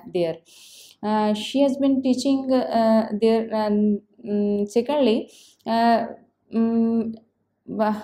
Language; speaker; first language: English; non-native, local second language; Punjabi